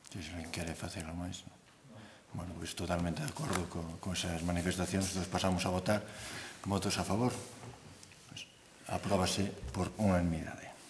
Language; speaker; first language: Galician; native; Galician